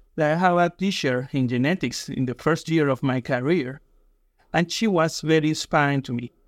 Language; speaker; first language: English; non-native, fluent; Spanish